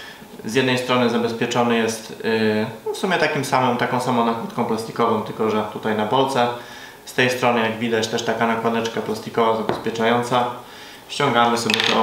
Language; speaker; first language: Polish; native; Polish